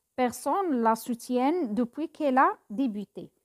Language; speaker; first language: French; non-native, local second language; Arabic